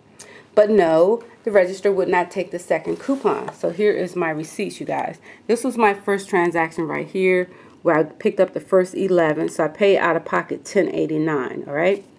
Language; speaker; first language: English; native; English